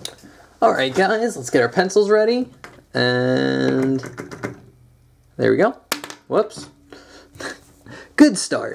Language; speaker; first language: English; native; English